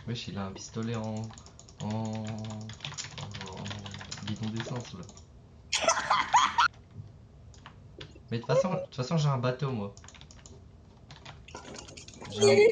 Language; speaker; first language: French; native; French